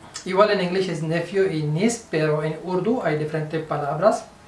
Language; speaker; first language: Spanish; non-native, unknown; Urdu